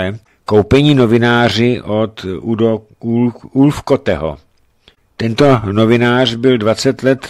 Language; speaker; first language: Czech; native; Czech